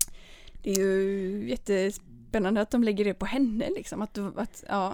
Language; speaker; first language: Swedish; native; Swedish